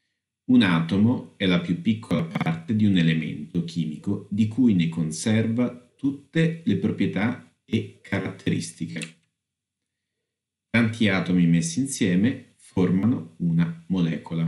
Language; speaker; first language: Italian; native; Italian